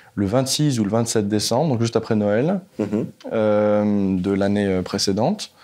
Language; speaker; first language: French; native; French